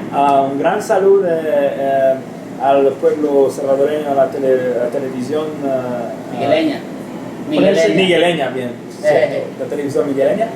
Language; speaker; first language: Spanish; non-native, learner; Romanian